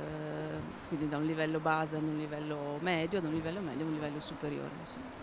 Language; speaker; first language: Italian; native; Italian